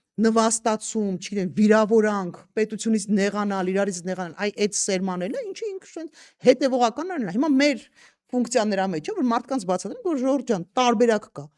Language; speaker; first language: Armenian; native; Armenian